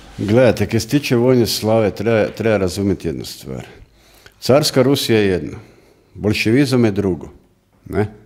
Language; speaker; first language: Croatian; native; Croatian